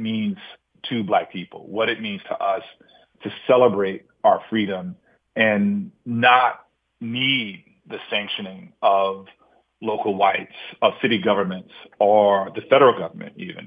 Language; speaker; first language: English; native; English